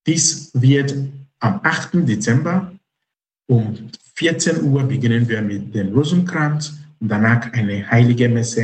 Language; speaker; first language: German; non-native, fluent; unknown